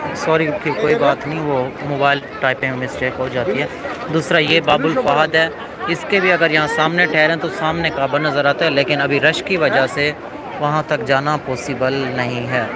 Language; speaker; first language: Urdu; non-native, local second language; Punjabi